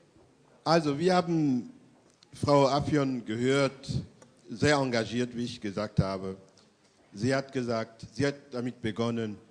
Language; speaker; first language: German; non-native, fluent; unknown